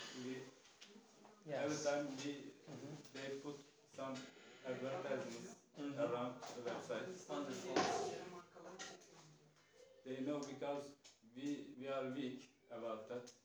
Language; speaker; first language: English; non-native, learner; Turkish